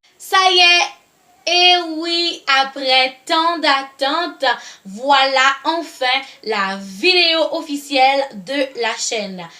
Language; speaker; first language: French; non-native, local second language; Haitian Creole